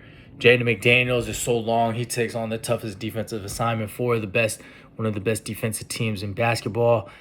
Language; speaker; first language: English; native; English